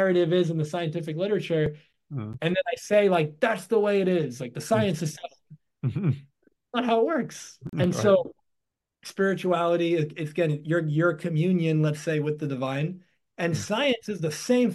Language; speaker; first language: English; native; English